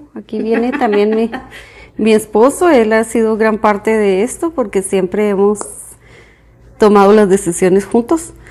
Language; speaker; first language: English; non-native, fluent; Spanish